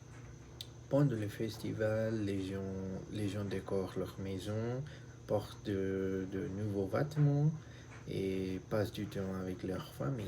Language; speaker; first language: French; non-native, learner; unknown